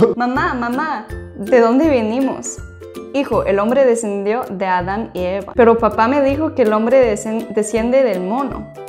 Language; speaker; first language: Spanish; non-native, fluent; German